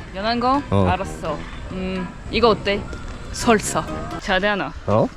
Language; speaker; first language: Korean; non-native, fluent; French